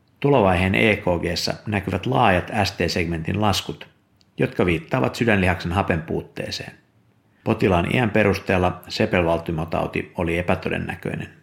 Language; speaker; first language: Finnish; native; Finnish